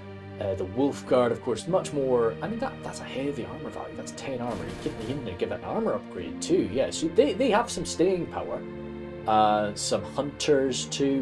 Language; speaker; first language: English; native; English